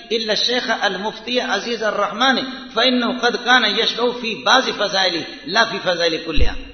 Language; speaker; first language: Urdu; non-native, local second language; Brahui